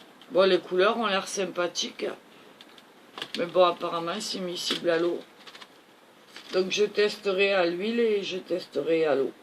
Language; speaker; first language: French; native; French